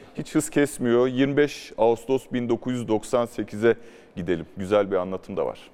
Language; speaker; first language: Turkish; native; Turkish